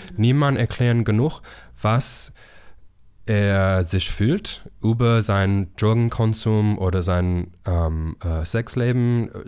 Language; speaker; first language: German; non-native, fluent; English